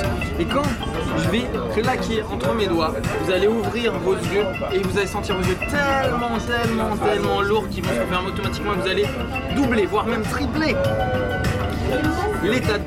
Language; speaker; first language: French; native; French